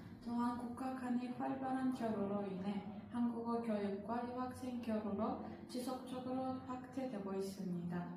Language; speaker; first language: Korean; non-native, learner; Uzbek